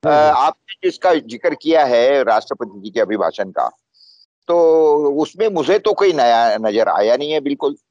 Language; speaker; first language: Hindi; non-native, local second language; Marathi